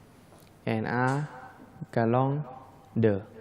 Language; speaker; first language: French; non-native, learner; Thai